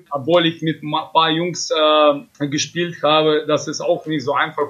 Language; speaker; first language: German; non-native, fluent; Russian